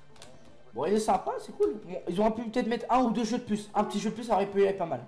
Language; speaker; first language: French; native; French